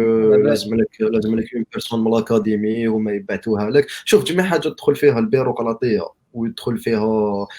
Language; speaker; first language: Arabic; native; Arabic